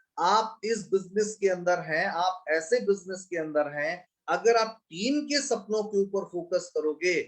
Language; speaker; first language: Hindi; native; Hindi